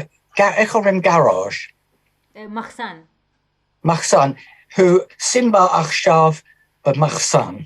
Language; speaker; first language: Hebrew; non-native, learner; English